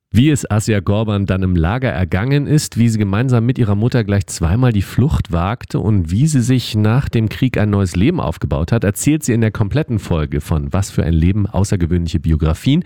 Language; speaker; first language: German; native; German